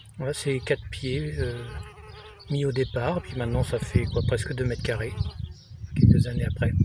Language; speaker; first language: French; native; French